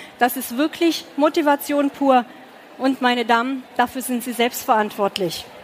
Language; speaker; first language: German; early bilingual, other home language; Romanian